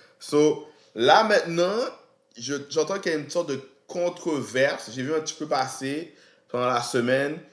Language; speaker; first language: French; native; French